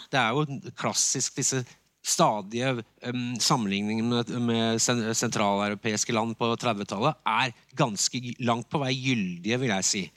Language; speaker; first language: Norwegian; native; Norwegian